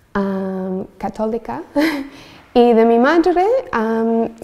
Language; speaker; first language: Spanish; non-native, learner; English